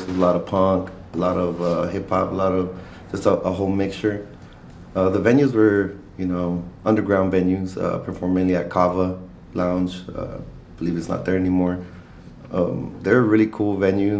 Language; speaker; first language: English; early bilingual, other home language; Spanish